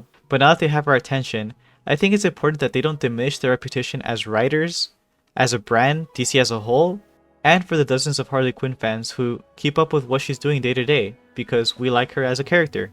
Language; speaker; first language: English; native; English